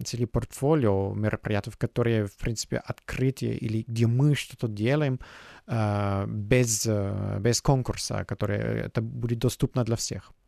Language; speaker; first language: Russian; non-native, fluent; German